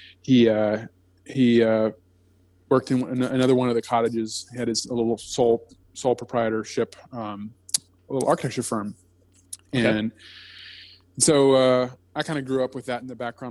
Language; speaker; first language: English; native; English